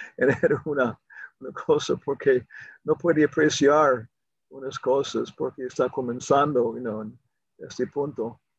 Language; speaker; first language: Spanish; non-native, learner; English